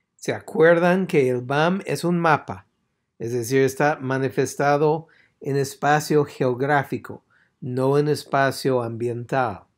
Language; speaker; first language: Spanish; non-native, fluent; English